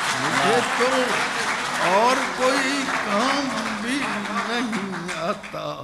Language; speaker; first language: Urdu; non-native, local second language; Punjabi